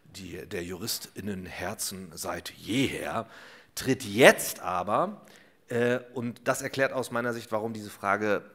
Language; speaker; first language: German; native; German